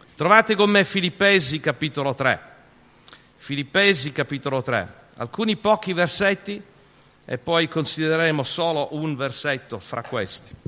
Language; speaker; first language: Italian; early bilingual, other home language; English